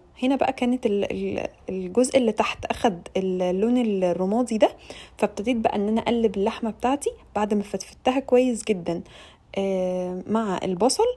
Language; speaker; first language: Arabic; native; Arabic